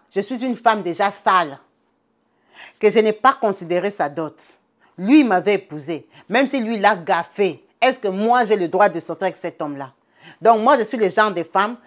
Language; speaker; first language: French; non-native, local second language; Lingala